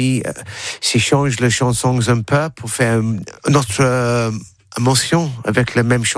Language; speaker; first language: French; non-native, learner; English